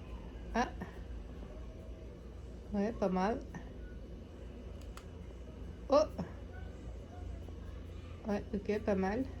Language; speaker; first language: French; native; French